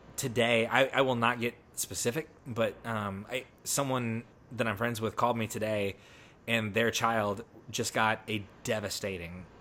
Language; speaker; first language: English; native; English